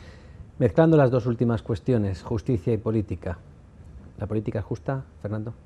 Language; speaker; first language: Spanish; native; Spanish